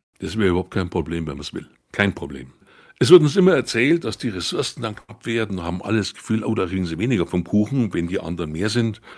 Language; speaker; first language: German; native; German